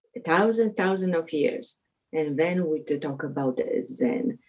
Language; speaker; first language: English; non-native, fluent; Polish